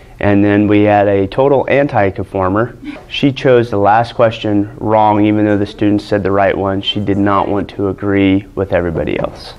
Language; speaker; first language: English; native; English